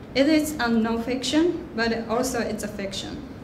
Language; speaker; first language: English; non-native, fluent; Japanese